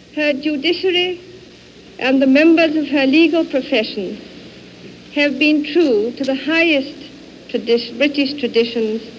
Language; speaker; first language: English; native; English